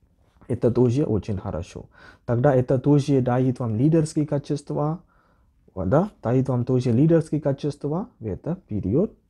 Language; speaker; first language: Russian; non-native, learner; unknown